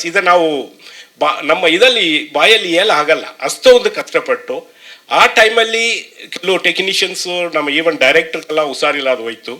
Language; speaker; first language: Kannada; non-native, learner; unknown